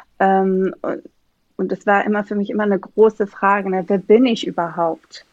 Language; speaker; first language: German; non-native, fluent; Greek